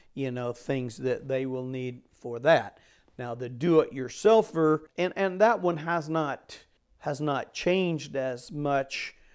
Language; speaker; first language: English; native; English